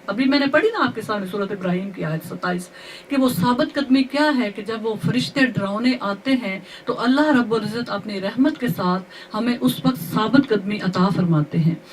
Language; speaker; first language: Urdu; native; Urdu